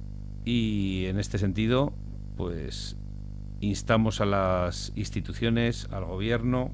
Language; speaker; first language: Spanish; native; Spanish